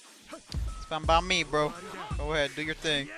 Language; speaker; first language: English; native; English